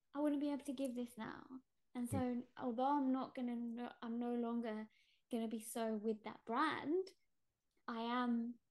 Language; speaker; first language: English; native; English